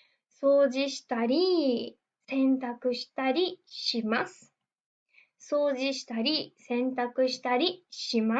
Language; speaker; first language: Japanese; non-native, fluent; Portuguese